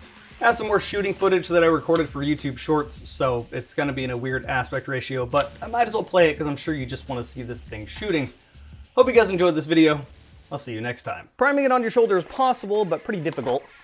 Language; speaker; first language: English; native; English